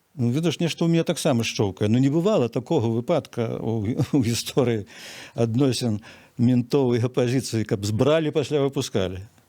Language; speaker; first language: Belarusian; native; Belarusian